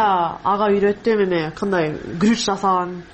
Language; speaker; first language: Kyrgyz; non-native, learner; English